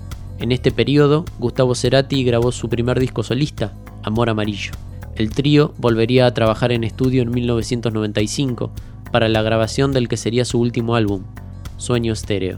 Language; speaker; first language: Spanish; native; Spanish